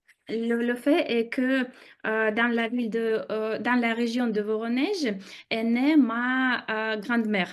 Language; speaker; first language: French; non-native, fluent; Russian